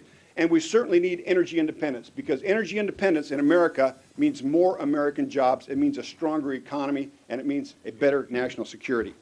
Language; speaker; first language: English; native; English